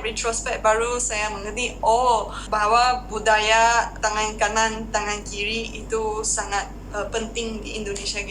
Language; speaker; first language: Indonesian; non-native, fluent; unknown